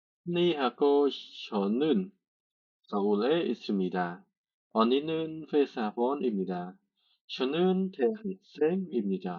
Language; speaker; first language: Korean; non-native, learner; Khmer